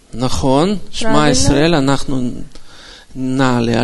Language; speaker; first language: Hebrew; non-native, fluent; Russian